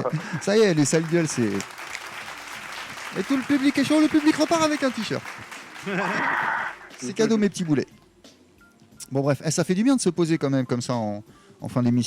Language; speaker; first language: French; native; French